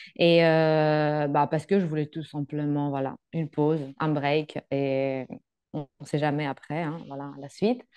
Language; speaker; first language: French; non-native, fluent; Greek